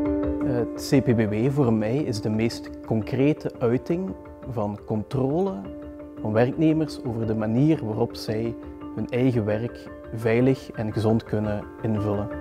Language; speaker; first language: Dutch; native; Dutch